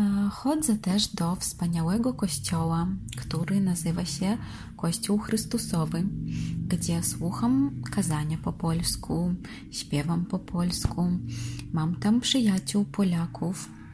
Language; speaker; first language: Polish; non-native, fluent; Russian